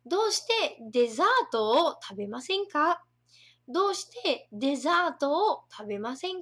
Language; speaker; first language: Japanese; non-native, fluent; Portuguese